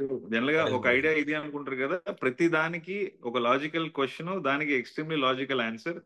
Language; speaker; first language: Telugu; native; Telugu